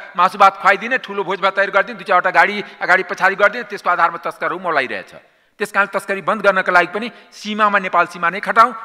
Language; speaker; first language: Nepali; non-native, local second language; Maithili